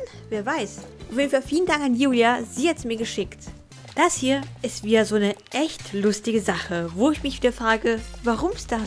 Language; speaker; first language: German; native; German